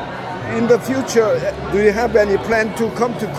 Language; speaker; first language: English; non-native, learner; Korean